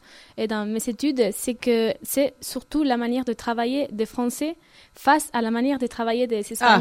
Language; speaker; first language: French; non-native, fluent; Spanish